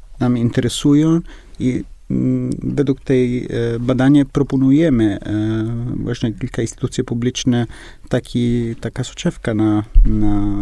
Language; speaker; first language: Polish; non-native, learner; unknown